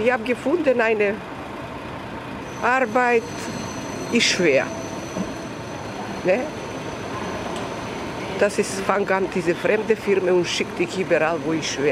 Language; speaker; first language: German; non-native, learner; Serbian